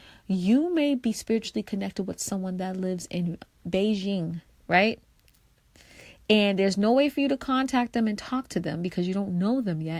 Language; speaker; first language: English; native; English